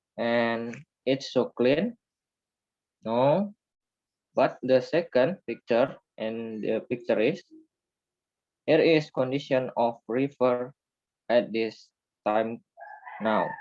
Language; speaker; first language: English; non-native, learner; Indonesian